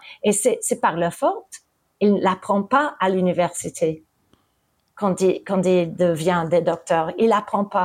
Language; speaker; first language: French; early bilingual, heritage; English